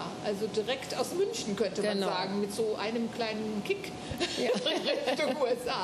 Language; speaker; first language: German; native; German